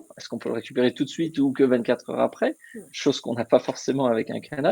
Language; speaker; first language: French; native; French